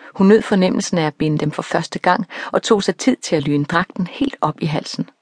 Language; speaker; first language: Danish; native; Danish